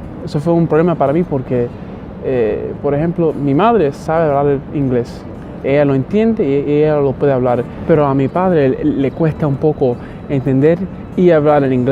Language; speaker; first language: Spanish; early bilingual, heritage; Spanish